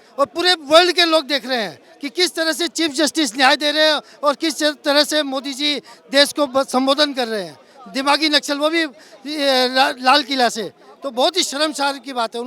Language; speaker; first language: Hindi; non-native, local second language; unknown